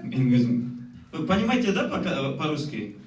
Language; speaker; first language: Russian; non-native, local second language; Kazakh